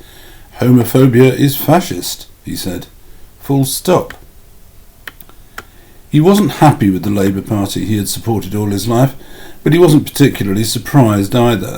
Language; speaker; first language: English; native; English